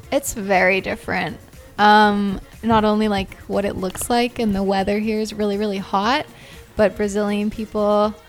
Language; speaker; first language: English; native; English